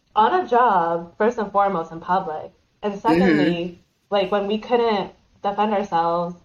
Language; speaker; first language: English; native; English